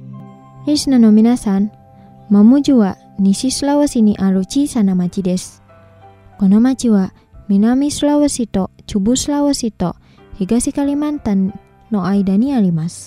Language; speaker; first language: Japanese; non-native, fluent; Indonesian